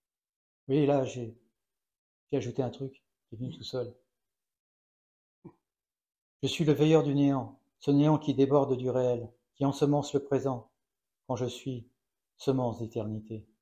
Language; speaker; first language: French; native; French